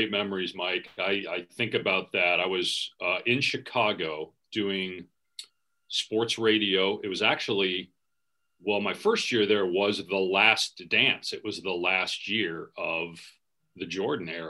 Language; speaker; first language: English; native; English